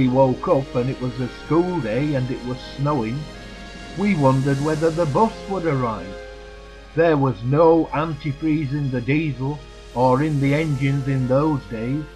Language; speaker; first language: English; native; English